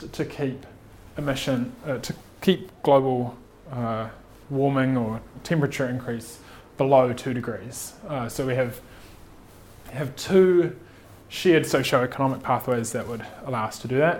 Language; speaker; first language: English; native; English